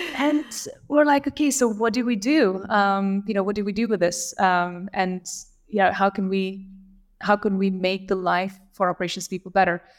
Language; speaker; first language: English; non-native, fluent; Lithuanian